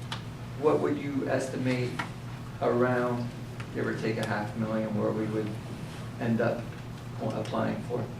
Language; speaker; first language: English; native; English